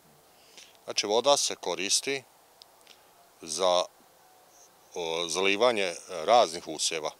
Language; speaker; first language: Serbian; native; Serbian